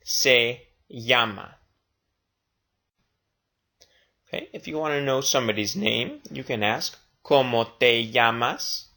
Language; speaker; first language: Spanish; non-native, fluent; English